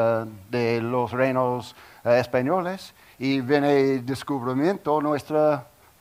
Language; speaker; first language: Spanish; non-native, learner; English